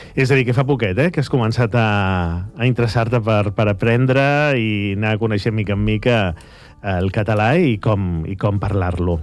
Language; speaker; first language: Catalan; native; Catalan